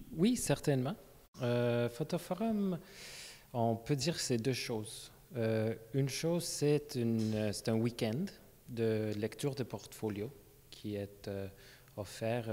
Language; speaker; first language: French; non-native, fluent; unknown